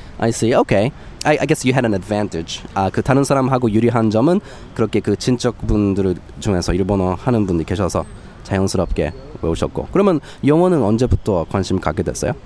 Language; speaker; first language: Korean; non-native, fluent; English